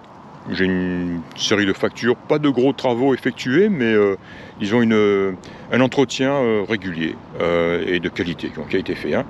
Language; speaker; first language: French; native; French